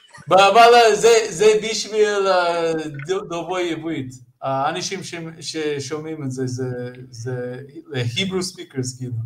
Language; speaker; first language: Hebrew; non-native, fluent; English